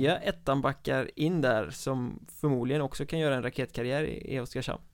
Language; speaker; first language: Swedish; native; Swedish